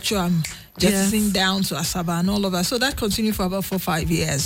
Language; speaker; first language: English; non-native, local second language; Igbo